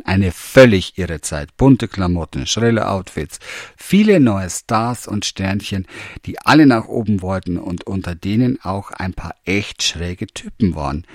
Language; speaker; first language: German; native; German